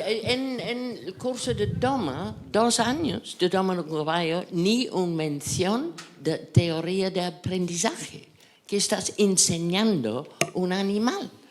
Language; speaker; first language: Spanish; non-native, fluent; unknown